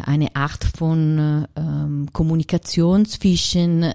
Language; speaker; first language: German; non-native, fluent; Italian